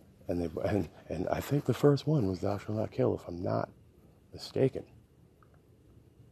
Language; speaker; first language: English; native; English